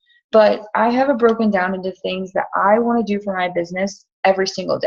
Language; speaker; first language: English; native; English